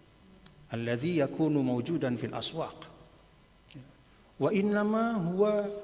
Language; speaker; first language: Arabic; non-native, fluent; Indonesian